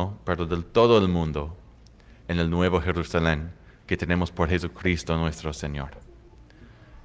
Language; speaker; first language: Spanish; non-native, fluent; English